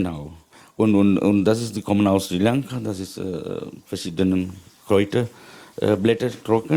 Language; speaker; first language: German; non-native, learner; Sinhala